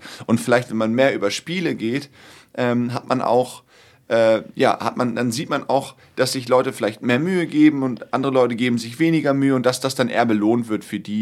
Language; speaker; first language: German; native; German